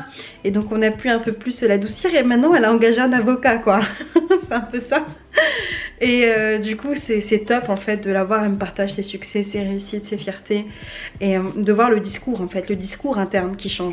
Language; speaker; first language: French; native; French